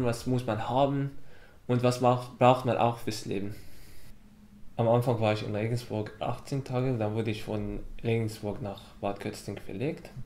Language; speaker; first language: German; non-native, fluent; Arabic